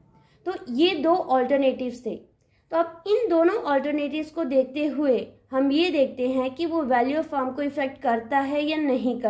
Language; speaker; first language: Hindi; native; Hindi